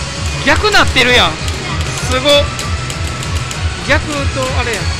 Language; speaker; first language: Japanese; native; Japanese